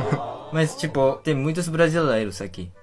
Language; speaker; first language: Portuguese; non-native, fluent; Japanese